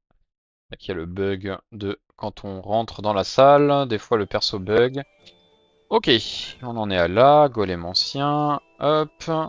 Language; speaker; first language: French; native; French